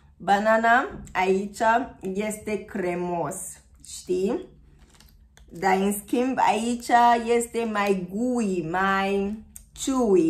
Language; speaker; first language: Romanian; non-native, learner; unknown